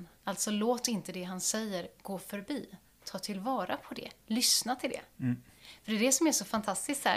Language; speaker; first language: Swedish; native; Swedish